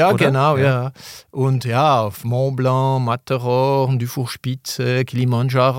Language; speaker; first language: German; non-native, local second language; French